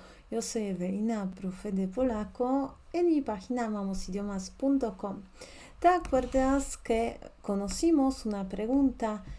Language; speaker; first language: Spanish; non-native, fluent; Polish